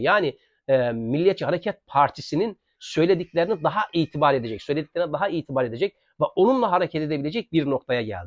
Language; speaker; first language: Turkish; native; Turkish